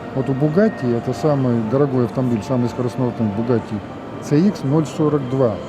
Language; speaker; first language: Russian; native; Russian